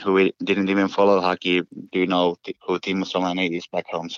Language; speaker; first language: English; non-native, fluent; Finnish